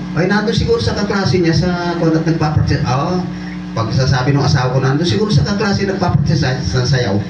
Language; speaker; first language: Filipino; non-native, local second language; Bikol